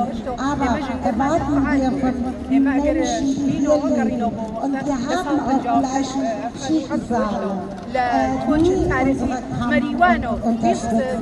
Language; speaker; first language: German; non-native, learner; Persian